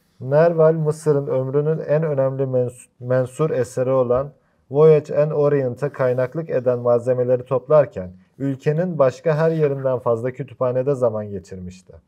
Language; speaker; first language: Turkish; native; Turkish